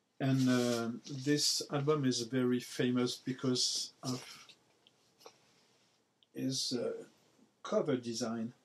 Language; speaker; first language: English; non-native, learner; French